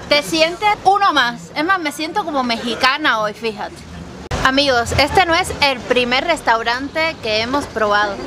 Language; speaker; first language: Spanish; native; Spanish